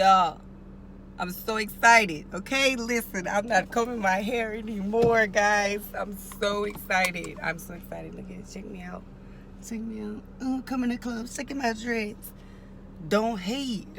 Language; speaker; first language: English; native; English